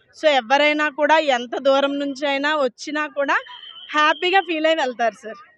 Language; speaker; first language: Telugu; native; Telugu